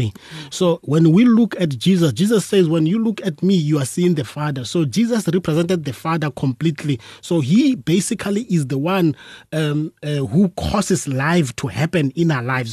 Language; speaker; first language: English; non-native, local second language; Tswana